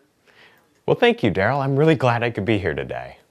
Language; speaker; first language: English; native; English